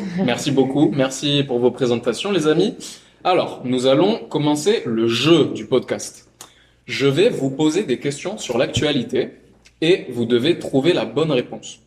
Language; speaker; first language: French; native; French